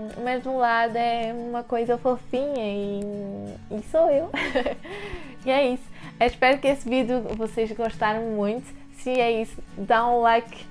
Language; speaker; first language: Portuguese; early bilingual, heritage; French